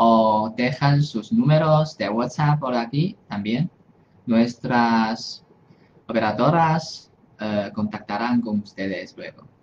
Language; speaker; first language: Spanish; non-native, fluent; Chinese